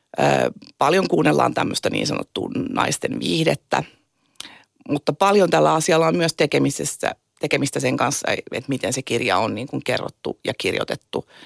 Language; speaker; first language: Finnish; native; Finnish